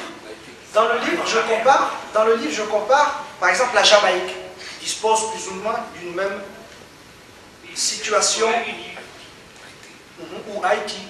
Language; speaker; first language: French; native; French